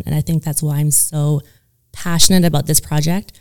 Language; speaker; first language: English; native; English